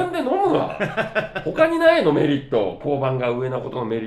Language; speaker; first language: Japanese; native; Japanese